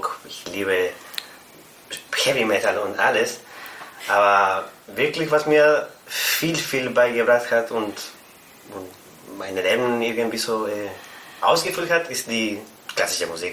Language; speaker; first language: German; non-native, fluent; Spanish